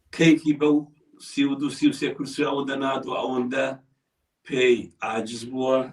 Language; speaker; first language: Central Kurdish; non-native, local second language; Kurdish